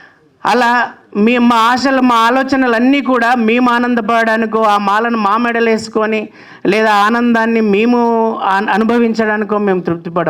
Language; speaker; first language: Telugu; native; Telugu